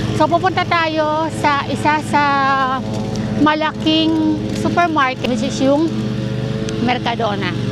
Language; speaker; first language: Filipino; native; Filipino